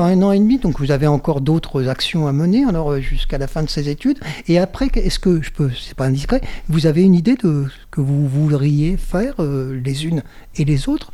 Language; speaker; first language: French; native; French